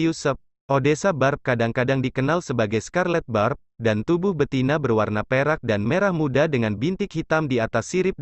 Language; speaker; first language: Indonesian; native; Indonesian